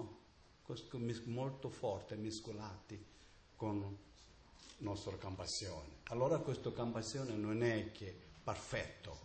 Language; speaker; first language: Italian; non-native, learner; Tibetan